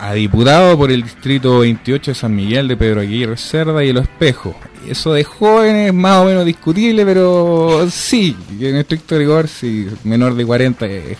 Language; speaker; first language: Spanish; native; Spanish